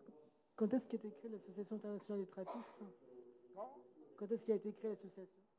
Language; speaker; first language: French; native; French